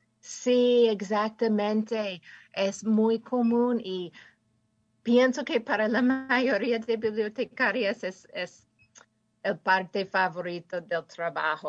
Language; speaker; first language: Spanish; non-native, fluent; English